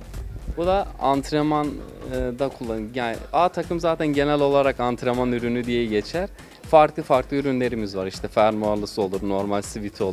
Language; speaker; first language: Turkish; native; Turkish